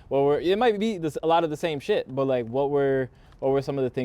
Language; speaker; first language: English; native; English